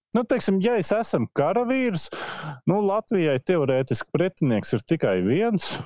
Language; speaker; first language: Latvian; native; Latvian